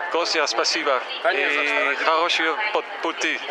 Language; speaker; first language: Russian; non-native, fluent; Dutch